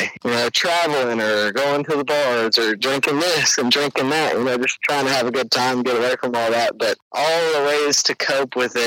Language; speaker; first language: English; native; English